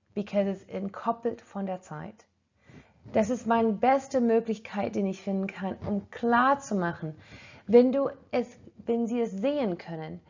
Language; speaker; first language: German; non-native, fluent; English